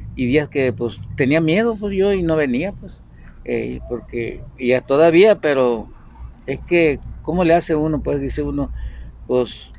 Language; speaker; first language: Spanish; native; Spanish